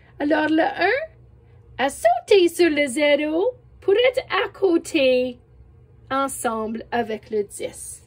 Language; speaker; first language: French; non-native, fluent; English